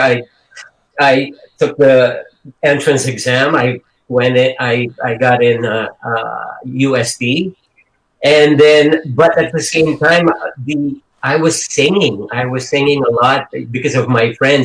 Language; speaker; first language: English; non-native, local second language; Filipino